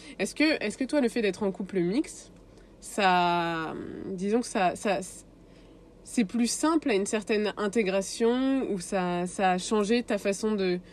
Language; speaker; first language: French; native; French